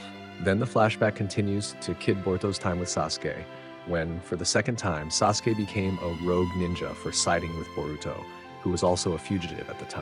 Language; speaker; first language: English; non-native, fluent; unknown